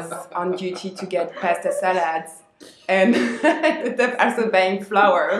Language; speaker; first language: English; non-native, fluent; French